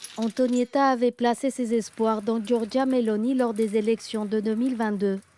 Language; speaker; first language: French; native; French